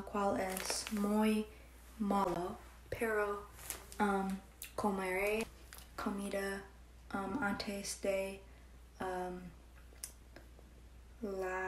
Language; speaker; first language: Spanish; non-native, learner; English